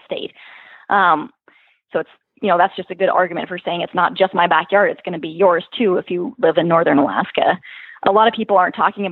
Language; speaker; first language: English; native; English